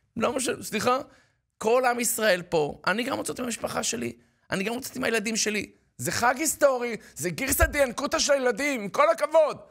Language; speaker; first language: Hebrew; native; Hebrew